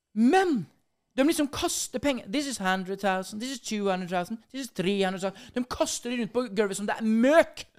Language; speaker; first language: Norwegian; native; Norwegian